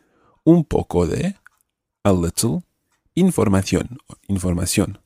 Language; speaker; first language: Spanish; non-native, fluent; English